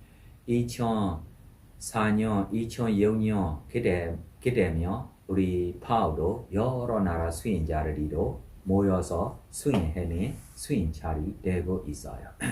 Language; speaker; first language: Korean; non-native, learner; Burmese